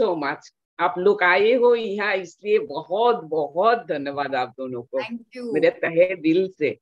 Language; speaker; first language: Hindi; non-native, local second language; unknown